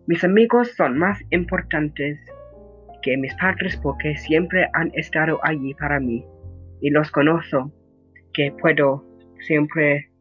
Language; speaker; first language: Spanish; non-native, learner; English